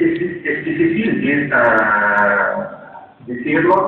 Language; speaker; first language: Spanish; non-native, learner; English